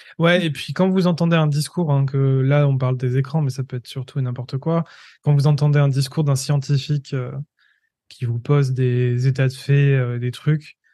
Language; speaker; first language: French; native; French